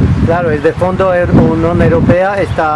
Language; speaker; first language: Spanish; non-native, learner; Russian